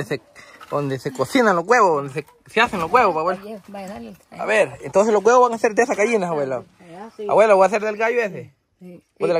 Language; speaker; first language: Spanish; native; Spanish